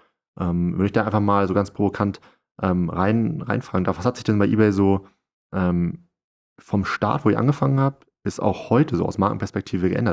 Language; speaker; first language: German; native; German